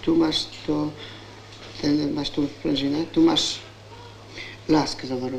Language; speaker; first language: Polish; native; Polish